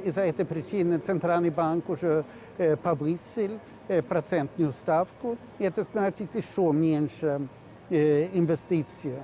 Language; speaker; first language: Russian; non-native, fluent; Swedish